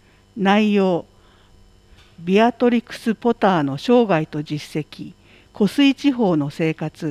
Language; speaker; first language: Japanese; native; Japanese